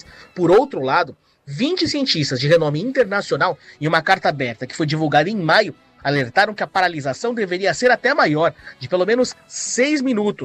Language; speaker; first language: Portuguese; native; Portuguese